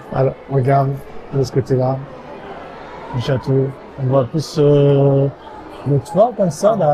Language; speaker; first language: French; native; French